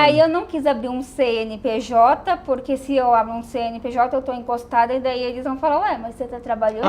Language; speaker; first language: Portuguese; native; Portuguese